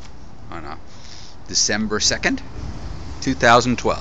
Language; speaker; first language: English; native; English